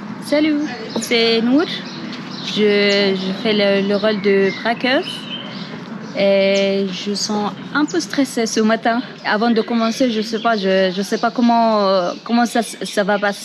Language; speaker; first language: French; non-native, learner; Arabic